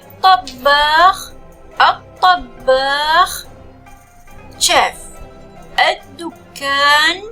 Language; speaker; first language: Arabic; non-native, fluent; Malay